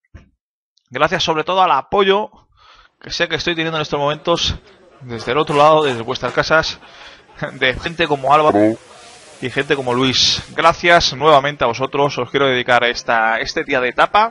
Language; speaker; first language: Spanish; native; Spanish